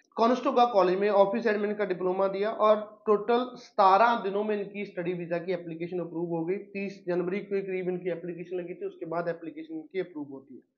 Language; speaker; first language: Hindi; non-native, local second language; Punjabi